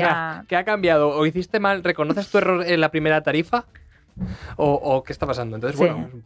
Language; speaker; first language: Spanish; native; Spanish